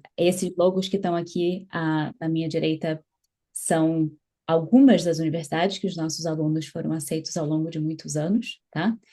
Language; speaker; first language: Portuguese; native; Portuguese